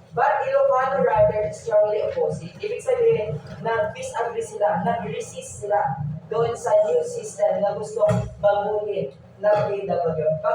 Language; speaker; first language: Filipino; non-native, local second language; Iloko